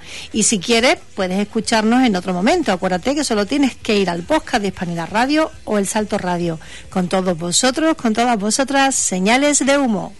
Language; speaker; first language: Spanish; native; Spanish